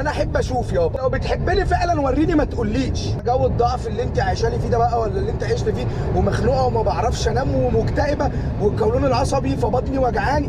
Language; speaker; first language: Arabic; native; Arabic